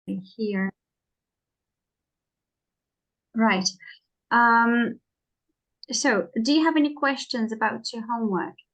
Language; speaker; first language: English; non-native, fluent; Russian